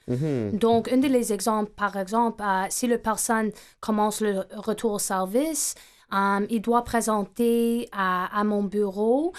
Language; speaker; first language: French; non-native, fluent; English